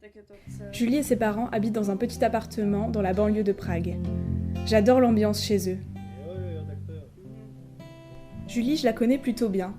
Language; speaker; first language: French; native; French